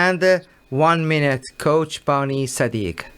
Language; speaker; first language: English; non-native, learner; Persian